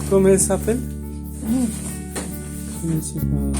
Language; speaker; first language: French; non-native, learner; Persian